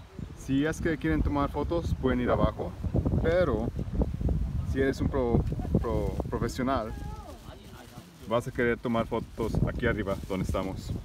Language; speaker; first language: Spanish; early bilingual, heritage; Spanish